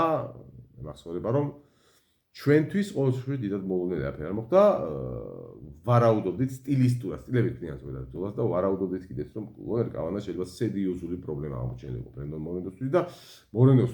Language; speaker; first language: Georgian; native; Georgian